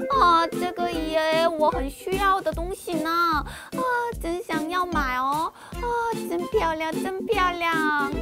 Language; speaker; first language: Chinese; non-native, fluent; Korean